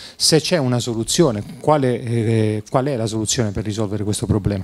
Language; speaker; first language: Italian; native; Italian